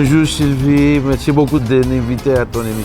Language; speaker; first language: French; non-native, fluent; Romanian